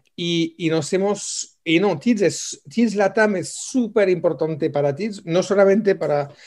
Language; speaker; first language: Spanish; non-native, fluent; French